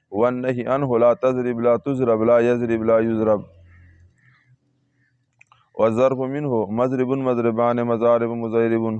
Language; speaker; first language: Arabic; non-native, fluent; Urdu